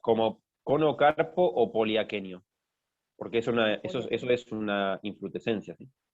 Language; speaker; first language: Spanish; native; Spanish